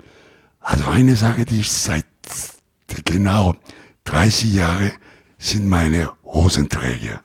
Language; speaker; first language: German; non-native, learner; Italian